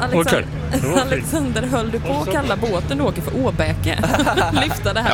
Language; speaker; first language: Swedish; native; Swedish